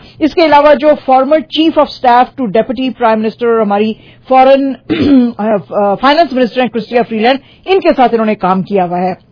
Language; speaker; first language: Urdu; non-native, local second language; Punjabi